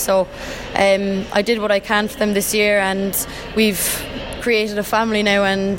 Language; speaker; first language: English; native; English